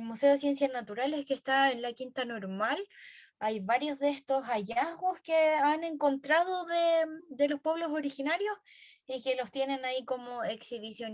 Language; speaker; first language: Spanish; native; Spanish